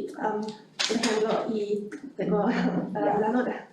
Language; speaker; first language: Spanish; non-native, learner; Chinese